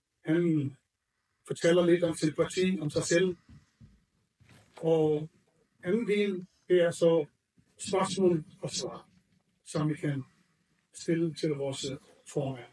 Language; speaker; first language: Danish; non-native, fluent; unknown